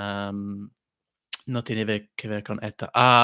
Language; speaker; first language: Spanish; non-native, fluent; English